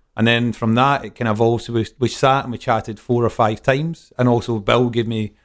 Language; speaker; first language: English; native; English